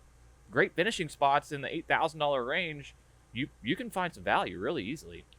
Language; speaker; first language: English; native; English